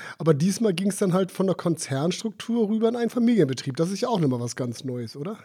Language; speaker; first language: German; native; German